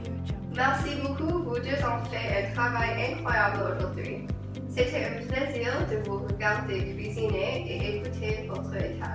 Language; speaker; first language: French; non-native, learner; English